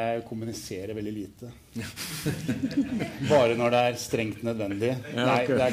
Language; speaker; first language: Norwegian; native; Norwegian